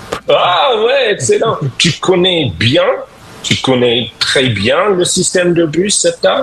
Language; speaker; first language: French; non-native, fluent; English